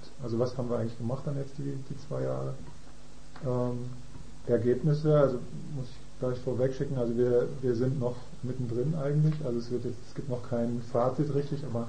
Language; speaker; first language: German; native; German